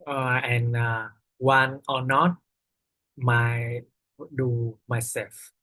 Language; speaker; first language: English; non-native, learner; Vietnamese